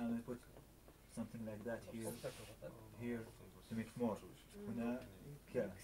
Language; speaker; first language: English; non-native, learner; Arabic